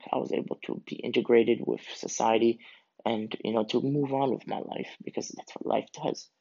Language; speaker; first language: English; native; English